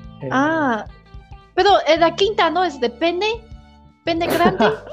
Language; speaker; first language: Spanish; non-native, learner; Chinese